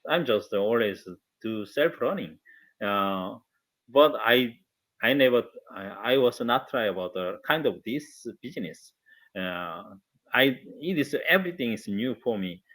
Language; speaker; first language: English; non-native, learner; Korean